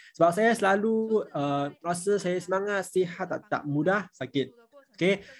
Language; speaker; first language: Malay; non-native, local second language; Chinese